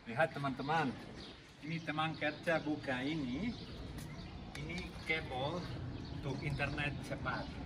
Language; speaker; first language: Indonesian; non-native, learner; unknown